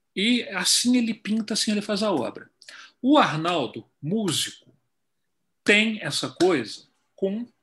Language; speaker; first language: Portuguese; native; Portuguese